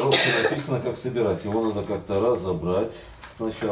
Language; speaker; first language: Russian; native; Russian